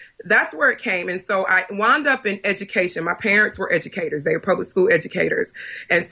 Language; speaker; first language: English; native; English